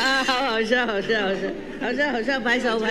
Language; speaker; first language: Chinese; non-native, fluent; Vietnamese